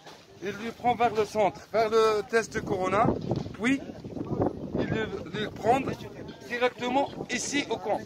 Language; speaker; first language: French; non-native, fluent; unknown